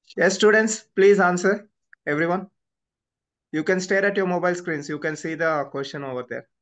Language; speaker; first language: English; non-native, local second language; Telugu